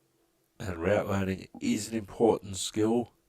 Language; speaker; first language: English; native; English